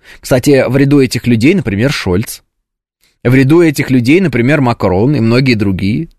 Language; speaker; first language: Russian; native; Russian